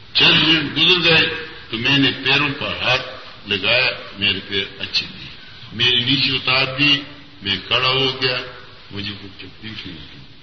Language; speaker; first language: Urdu; non-native, local second language; Pashto